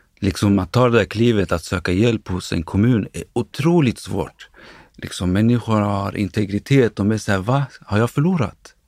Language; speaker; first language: Swedish; early bilingual, other home language; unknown